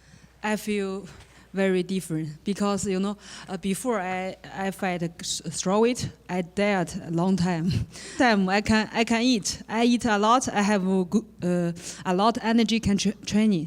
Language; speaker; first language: English; non-native, learner; Chinese